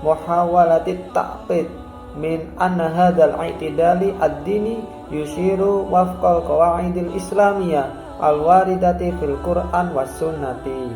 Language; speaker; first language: Arabic; non-native, learner; Indonesian